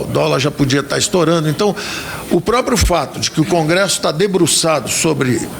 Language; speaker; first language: Portuguese; native; Portuguese